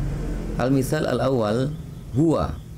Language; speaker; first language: Arabic; non-native, fluent; Indonesian